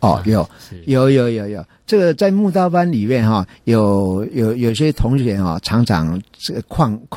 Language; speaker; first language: Chinese; native; Chinese